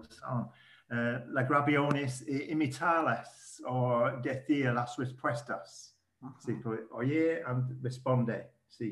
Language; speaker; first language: Spanish; non-native, learner; English